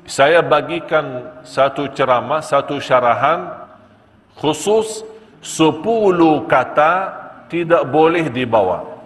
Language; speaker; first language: Indonesian; non-native, fluent; Arabic